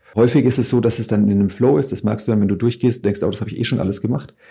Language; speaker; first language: German; native; German